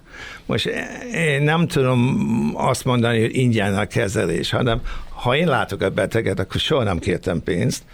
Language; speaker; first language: Hungarian; early bilingual, heritage; Hungarian